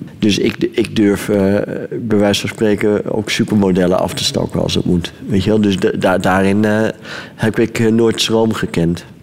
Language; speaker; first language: Dutch; native; Dutch